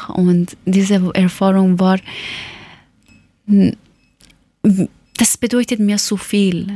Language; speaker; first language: German; non-native, learner; Persian